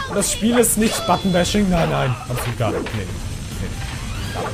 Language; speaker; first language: German; native; German